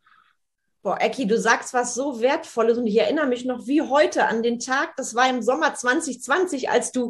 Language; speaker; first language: German; native; German